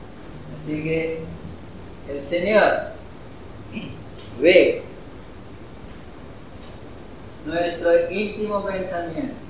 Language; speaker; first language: Spanish; non-native, fluent; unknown